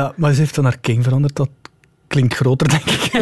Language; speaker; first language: Dutch; native; Dutch